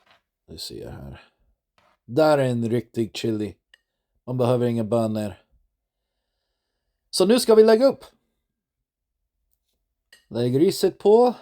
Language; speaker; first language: Swedish; non-native, learner; English